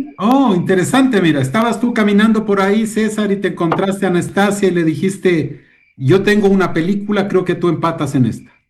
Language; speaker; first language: Spanish; native; Spanish